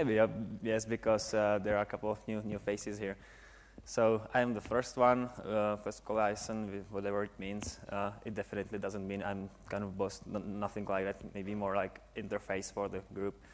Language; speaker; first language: English; non-native, fluent; Czech